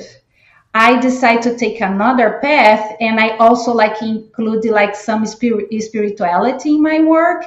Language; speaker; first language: English; non-native, fluent; Portuguese